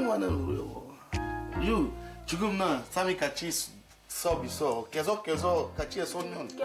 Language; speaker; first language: Korean; non-native, learner; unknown